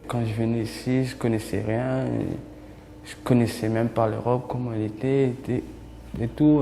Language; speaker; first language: French; non-native, learner; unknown